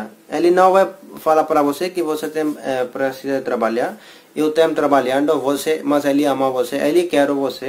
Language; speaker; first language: Portuguese; non-native, learner; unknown